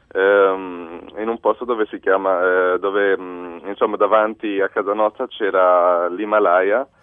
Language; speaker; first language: Italian; early bilingual, heritage; Italian